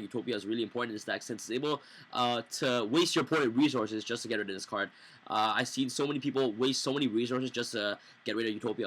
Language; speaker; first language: English; native; English